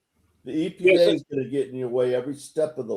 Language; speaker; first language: English; native; English